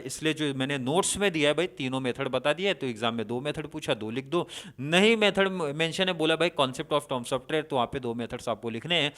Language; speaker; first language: Hindi; native; Hindi